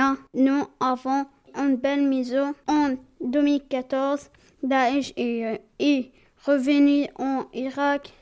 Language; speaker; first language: French; early bilingual, other home language; Arabic